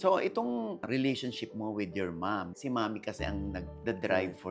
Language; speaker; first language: Filipino; native; Filipino